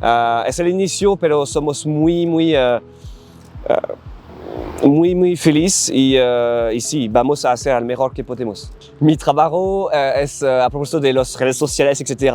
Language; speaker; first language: Spanish; non-native, learner; French